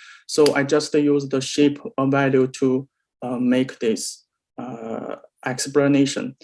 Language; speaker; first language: English; non-native, learner; Chinese